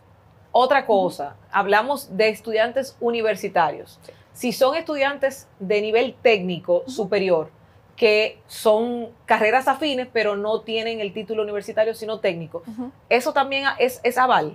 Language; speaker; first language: Spanish; native; Spanish